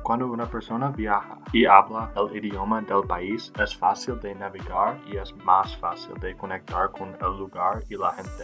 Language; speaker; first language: Spanish; non-native, learner; English